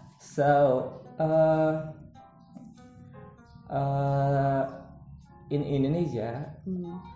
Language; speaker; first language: English; non-native, learner; Indonesian